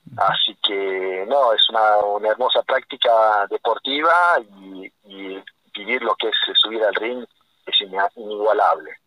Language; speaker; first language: Spanish; native; Spanish